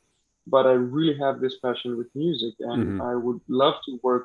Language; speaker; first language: English; non-native, fluent; Greek